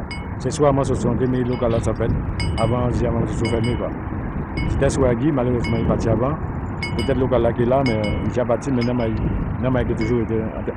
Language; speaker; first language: French; non-native, local second language; Guadeloupean Creole French